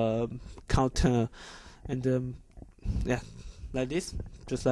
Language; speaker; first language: English; non-native, learner; Chinese